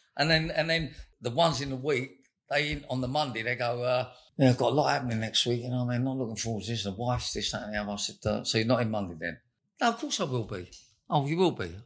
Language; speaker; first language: English; native; English